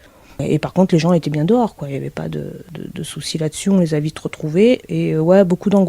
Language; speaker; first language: French; native; French